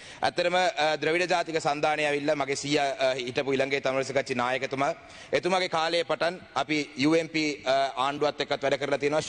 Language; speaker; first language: Sinhala; non-native, local second language; Tamil